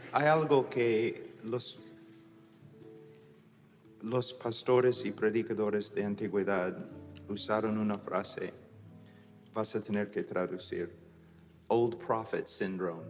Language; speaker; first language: Spanish; non-native, fluent; English